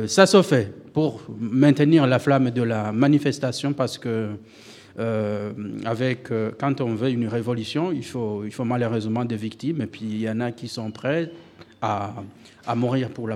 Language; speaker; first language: French; non-native, local second language; Rundi